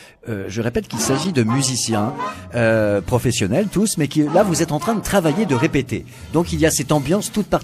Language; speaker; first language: French; native; French